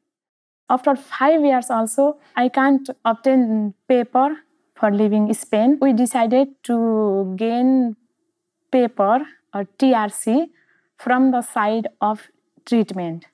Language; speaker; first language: English; non-native, learner; Nepali